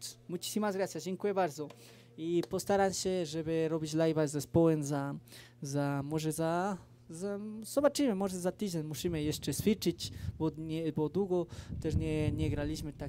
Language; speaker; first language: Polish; non-native, fluent; Spanish